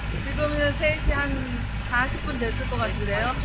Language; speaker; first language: Korean; native; Korean